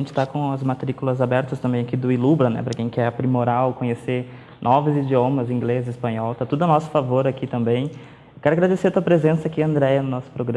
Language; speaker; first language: Portuguese; native; Portuguese